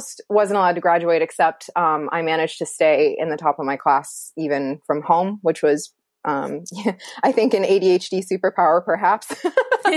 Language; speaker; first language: English; native; English